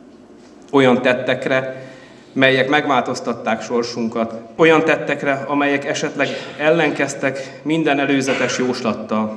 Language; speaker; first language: Hungarian; native; Hungarian